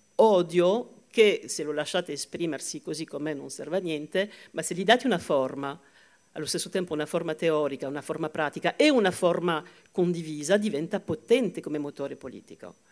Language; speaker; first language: Italian; non-native, fluent; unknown